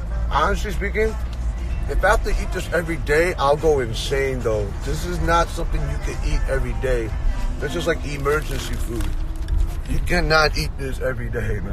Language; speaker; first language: English; early bilingual, other home language; Korean